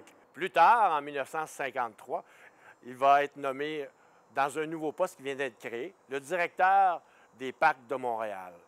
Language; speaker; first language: French; native; French